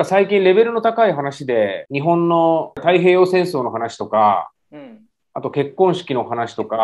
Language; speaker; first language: Japanese; native; Japanese